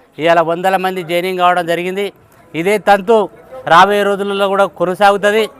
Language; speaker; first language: Telugu; native; Telugu